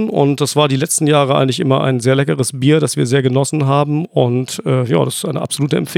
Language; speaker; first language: German; native; German